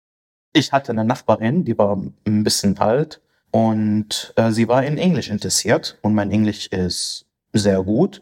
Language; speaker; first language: German; non-native, fluent; Arabic